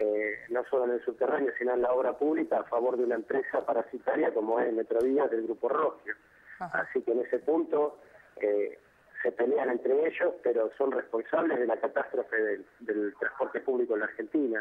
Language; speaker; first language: Spanish; native; Spanish